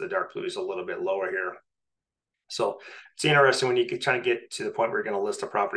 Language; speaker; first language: English; native; English